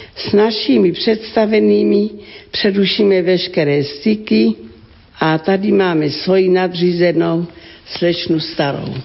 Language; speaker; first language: Czech; native; Czech